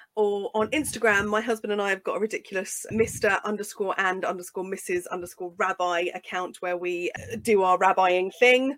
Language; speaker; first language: English; native; English